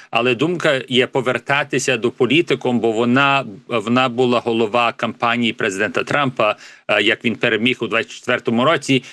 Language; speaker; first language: Ukrainian; early bilingual, heritage; English